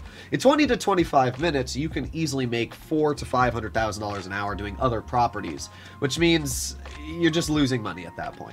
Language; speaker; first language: English; native; English